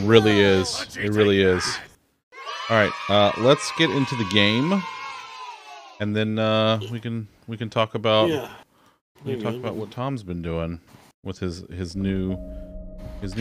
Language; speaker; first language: English; native; English